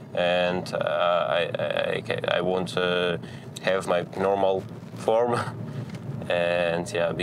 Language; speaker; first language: English; non-native, learner; Ukrainian